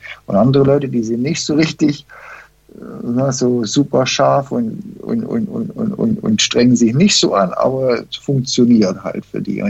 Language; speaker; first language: German; early bilingual, heritage; German